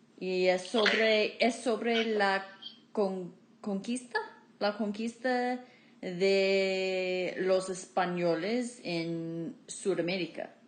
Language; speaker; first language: Spanish; non-native, fluent; English